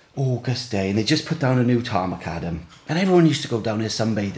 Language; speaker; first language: English; native; English